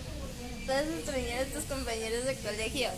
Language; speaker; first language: Spanish; native; Spanish